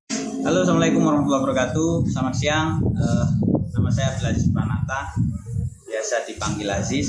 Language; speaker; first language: Indonesian; native; Indonesian